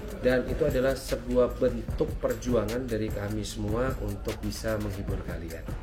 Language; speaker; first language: Indonesian; native; Indonesian